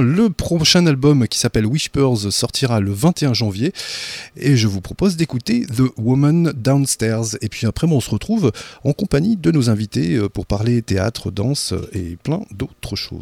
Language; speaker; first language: French; native; French